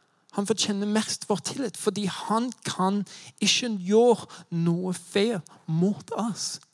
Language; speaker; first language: Norwegian; non-native, fluent; English